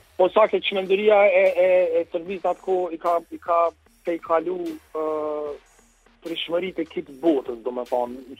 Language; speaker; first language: Albanian; native; Albanian